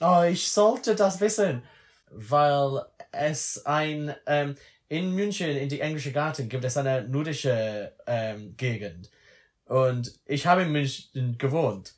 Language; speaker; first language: German; non-native, learner; English